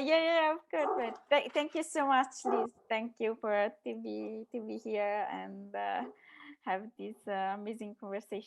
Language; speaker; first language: English; non-native, learner; Italian